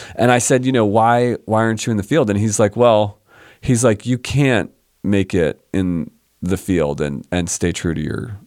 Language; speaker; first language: English; native; English